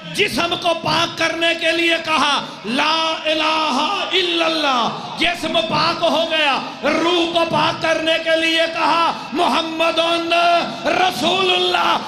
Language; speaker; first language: Urdu; non-native, local second language; Punjabi